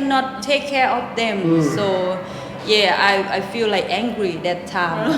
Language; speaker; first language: English; non-native, local second language; Thai